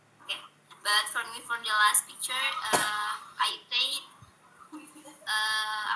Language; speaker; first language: English; non-native, learner; Indonesian